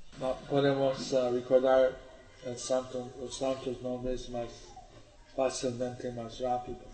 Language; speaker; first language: Spanish; non-native, learner; English